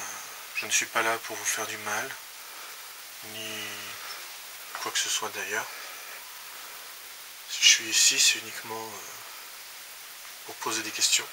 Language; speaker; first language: French; native; French